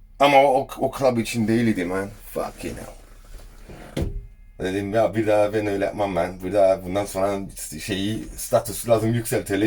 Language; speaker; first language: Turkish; early bilingual, heritage; Turkish